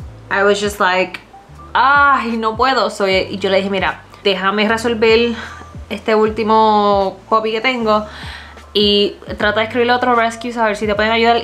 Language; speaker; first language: Spanish; native; Spanish